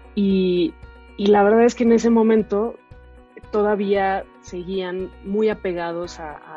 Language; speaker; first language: Spanish; native; Spanish